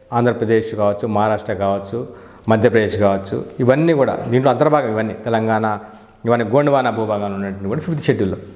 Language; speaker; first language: Telugu; native; Telugu